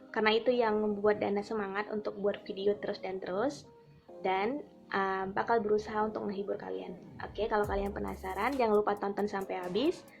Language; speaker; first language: Indonesian; native; Indonesian